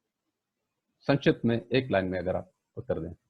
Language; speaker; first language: Hindi; native; Hindi